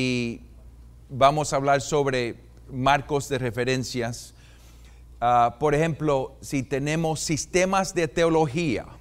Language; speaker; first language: Spanish; non-native, fluent; English